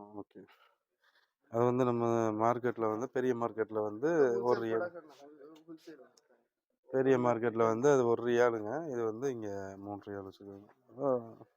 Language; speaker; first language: Tamil; native; Tamil